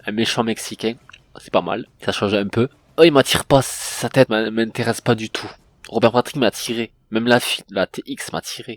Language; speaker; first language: French; native; French